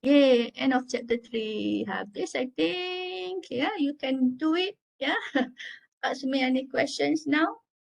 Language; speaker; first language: English; non-native, local second language; Malay